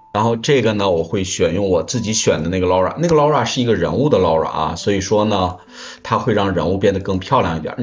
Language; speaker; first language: Chinese; native; Chinese